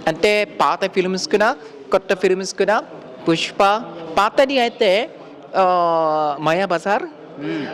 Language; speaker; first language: Telugu; non-native, learner; Japanese